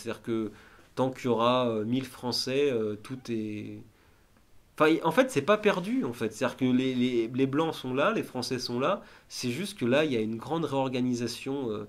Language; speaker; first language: French; native; French